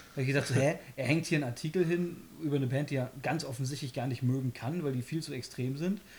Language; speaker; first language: German; early bilingual, other home language; Polish